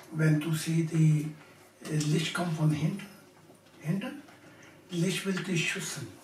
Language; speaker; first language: German; non-native, learner; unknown